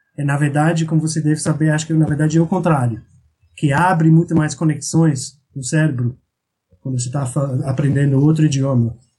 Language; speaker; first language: Portuguese; non-native, fluent; English